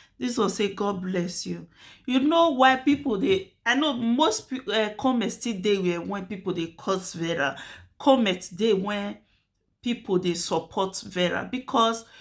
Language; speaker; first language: Nigerian Pidgin; native; Nigerian Pidgin